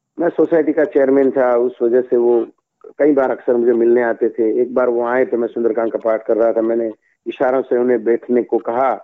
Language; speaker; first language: Hindi; non-native, local second language; Gujarati